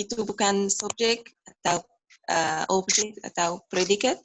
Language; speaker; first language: Indonesian; non-native, learner; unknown